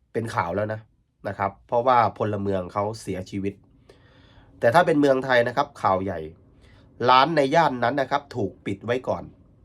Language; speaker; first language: Thai; native; Thai